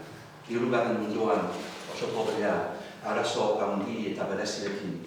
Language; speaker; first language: Basque; non-native, fluent; English